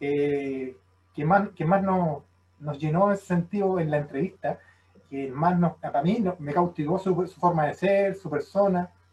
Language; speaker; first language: Spanish; native; Spanish